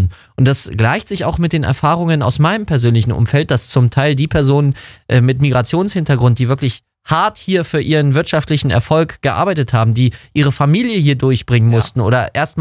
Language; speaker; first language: German; native; German